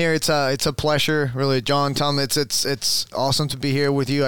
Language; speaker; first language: English; non-native, fluent; Spanish